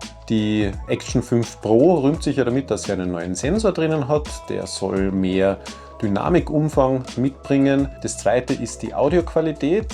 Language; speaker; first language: German; native; German